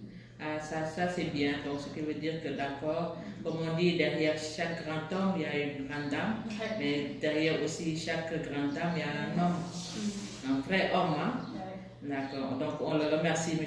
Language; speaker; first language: French; non-native, local second language; Wolof